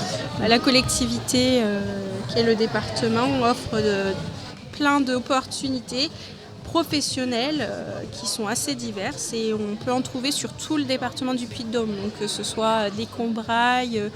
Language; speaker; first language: French; native; French